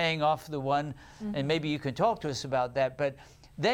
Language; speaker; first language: English; native; English